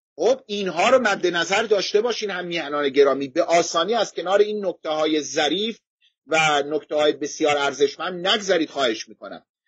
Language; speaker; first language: Persian; non-native, local second language; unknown